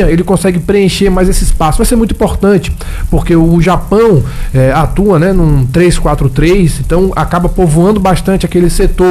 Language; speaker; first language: Portuguese; native; Portuguese